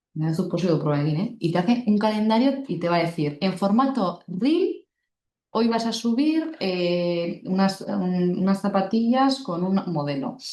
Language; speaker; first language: Spanish; non-native, local second language; Basque